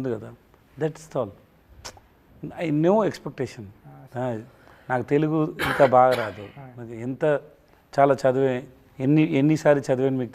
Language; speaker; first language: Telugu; non-native, learner; Tamil